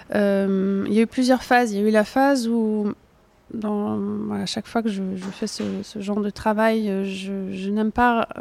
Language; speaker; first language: French; native; French